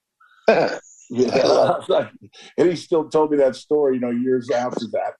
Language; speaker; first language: English; native; English